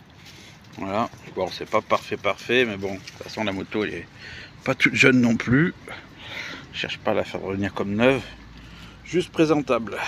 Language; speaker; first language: French; native; French